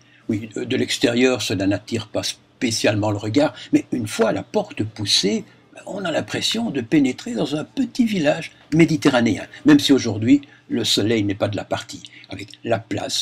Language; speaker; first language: French; native; French